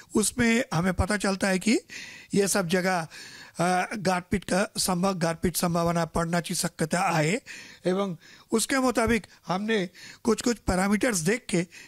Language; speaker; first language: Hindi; non-native, local second language; Marathi